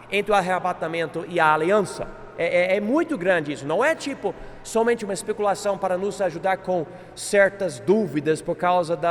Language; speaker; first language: Portuguese; non-native, fluent; English